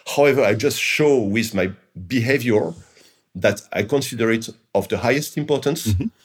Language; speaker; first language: English; non-native, fluent; French